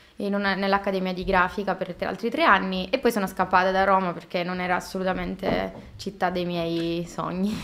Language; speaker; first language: Italian; native; Italian